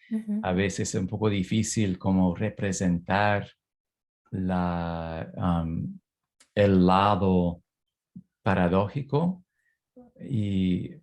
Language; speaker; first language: Spanish; non-native, fluent; English